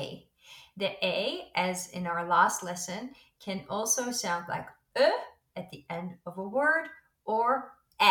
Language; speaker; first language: English; non-native, fluent; Dutch